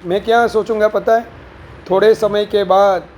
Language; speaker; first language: Hindi; non-native, local second language; Gujarati